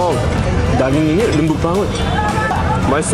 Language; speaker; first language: Indonesian; non-native, learner; Korean